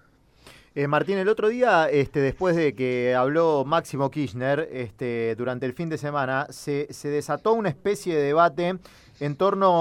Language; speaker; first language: Spanish; native; Spanish